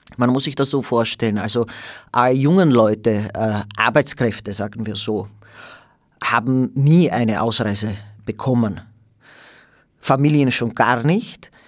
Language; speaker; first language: German; non-native, fluent; Slovak